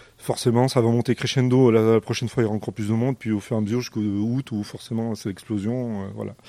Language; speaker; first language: French; native; French